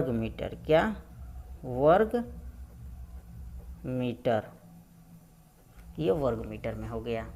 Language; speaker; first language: Hindi; native; Hindi